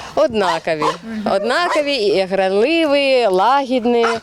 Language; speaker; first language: Ukrainian; non-native, learner; Uzbek